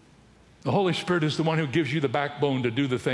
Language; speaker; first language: English; native; English